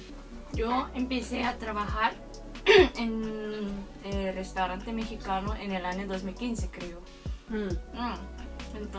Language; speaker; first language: Spanish; non-native, fluent; Korean